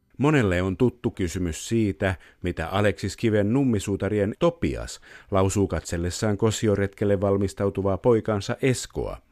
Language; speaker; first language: Finnish; native; Finnish